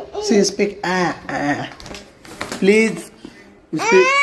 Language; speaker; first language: English; non-native, learner; Hindi